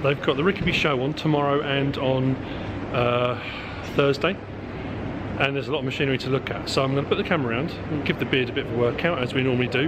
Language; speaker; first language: English; native; English